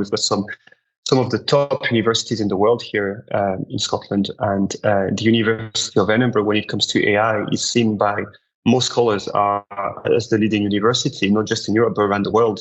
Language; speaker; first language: English; non-native, fluent; French